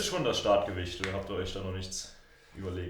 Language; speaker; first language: German; native; German